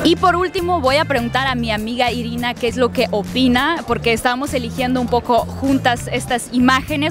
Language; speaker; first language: Spanish; non-native, fluent; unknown